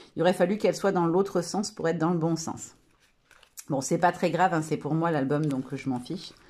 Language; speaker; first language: French; native; French